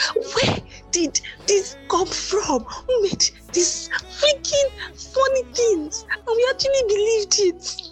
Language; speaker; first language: English; non-native, local second language; Yoruba